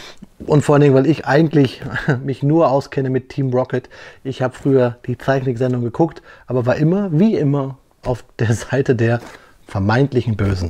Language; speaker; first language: German; native; German